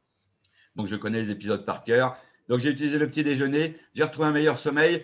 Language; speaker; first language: French; native; French